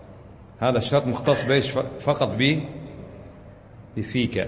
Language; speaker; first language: Arabic; native; Arabic